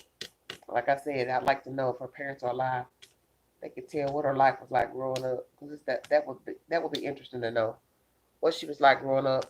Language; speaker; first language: English; native; English